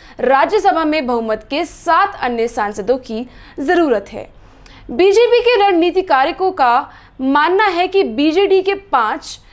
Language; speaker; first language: Hindi; native; Hindi